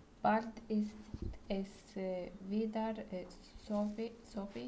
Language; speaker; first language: German; non-native, learner; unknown